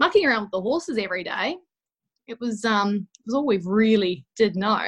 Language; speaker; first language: English; native; English